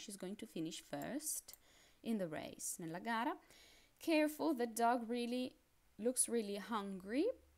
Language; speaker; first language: English; non-native, fluent; Italian